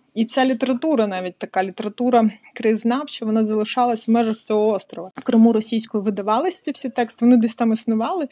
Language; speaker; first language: Ukrainian; non-native, local second language; Russian